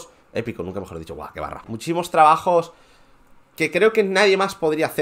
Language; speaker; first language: Spanish; native; Spanish